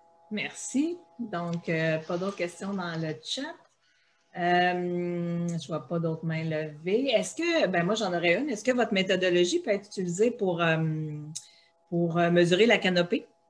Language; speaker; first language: French; native; French